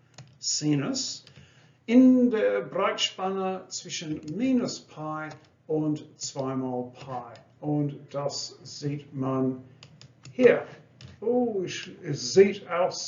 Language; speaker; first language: German; non-native, fluent; English